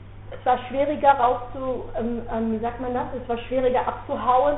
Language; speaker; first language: German; non-native, fluent; Dutch